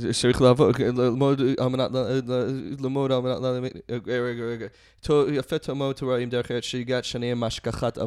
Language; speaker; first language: Hebrew; non-native, fluent; English